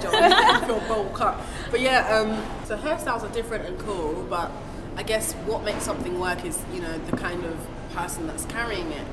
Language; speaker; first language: English; non-native, local second language; Igbo